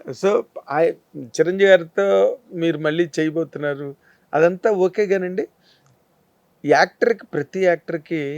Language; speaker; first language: Telugu; native; Telugu